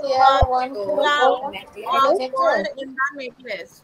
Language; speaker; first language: English; non-native, learner; Bangla